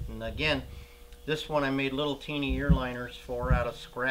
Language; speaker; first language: English; native; English